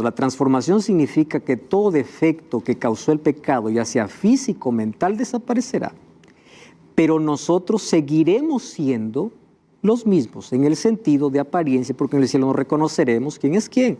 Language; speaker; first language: Spanish; native; Spanish